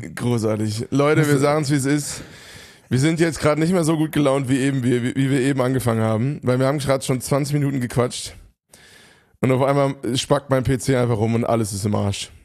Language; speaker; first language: German; native; German